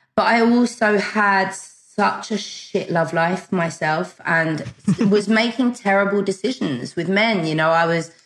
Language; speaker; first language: English; early bilingual, other home language; German